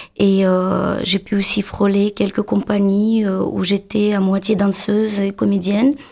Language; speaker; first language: French; non-native, fluent; Russian